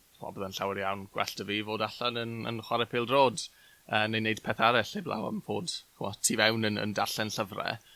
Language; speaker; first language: Welsh; native; Welsh